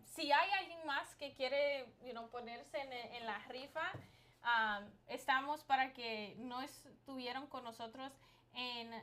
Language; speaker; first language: Spanish; early bilingual, other home language; English